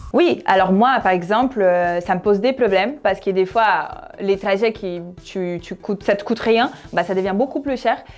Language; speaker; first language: French; non-native, fluent; Portuguese